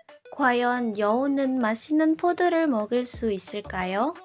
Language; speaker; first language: Korean; non-native, learner; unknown